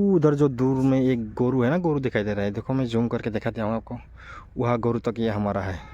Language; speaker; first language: Hindi; non-native, local second language; Assamese